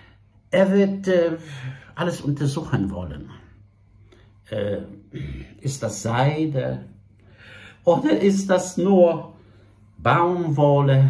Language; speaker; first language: German; non-native, fluent; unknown